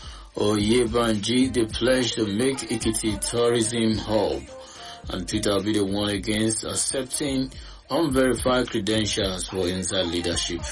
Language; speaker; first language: Nigerian Pidgin; non-native, local second language; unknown